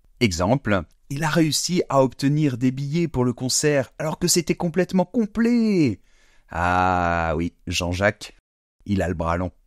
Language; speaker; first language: French; native; French